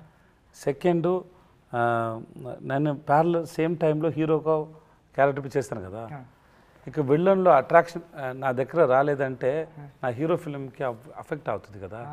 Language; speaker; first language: Telugu; non-native, learner; Tamil